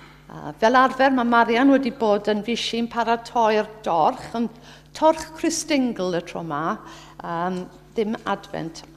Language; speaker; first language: Welsh; native; Welsh